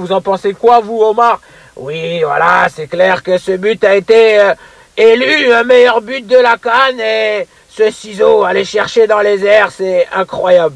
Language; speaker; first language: French; native; French